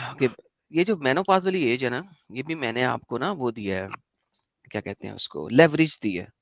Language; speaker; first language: Urdu; non-native, local second language; Punjabi